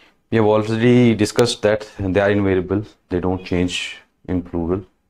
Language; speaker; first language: English; non-native, local second language; Hindi